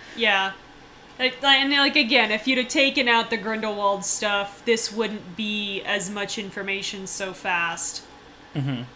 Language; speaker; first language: English; native; English